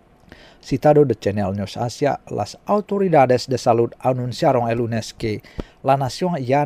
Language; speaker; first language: Spanish; non-native, fluent; Indonesian